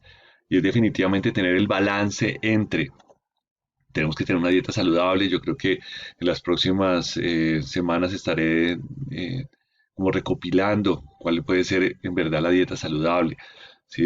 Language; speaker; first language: Spanish; native; Spanish